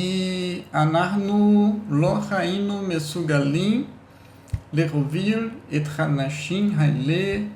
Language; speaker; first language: Hebrew; non-native, learner; Portuguese